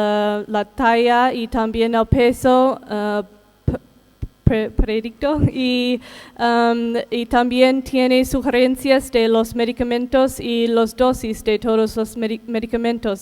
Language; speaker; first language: Spanish; non-native, fluent; English